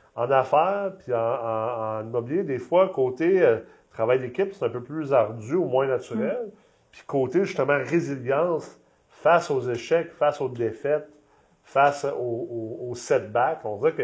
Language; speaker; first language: French; native; French